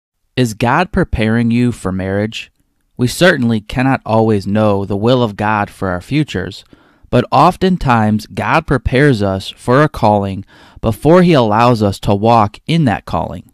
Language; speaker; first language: English; native; English